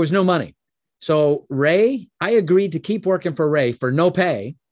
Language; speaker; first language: English; native; English